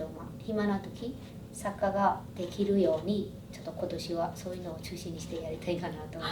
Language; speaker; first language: Japanese; non-native, fluent; Burmese